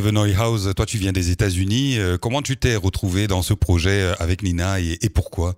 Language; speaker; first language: French; native; French